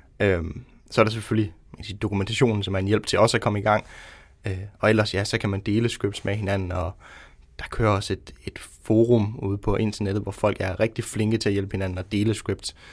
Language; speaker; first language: Danish; native; Danish